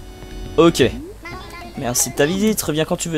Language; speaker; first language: French; native; French